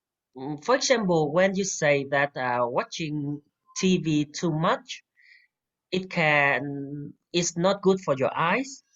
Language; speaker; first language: English; non-native, fluent; Vietnamese